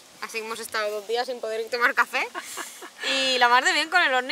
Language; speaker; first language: Spanish; native; Spanish